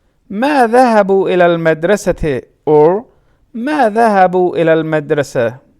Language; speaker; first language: Arabic; non-native, learner; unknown